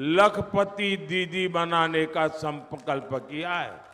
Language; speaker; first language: Hindi; non-native, local second language; Gujarati